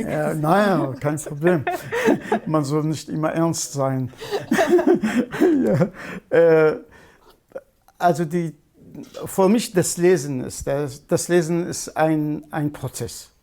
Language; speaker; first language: German; non-native, fluent; Kurdish